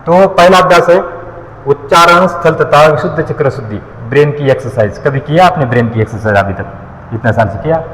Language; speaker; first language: Hindi; non-native, local second language; Marathi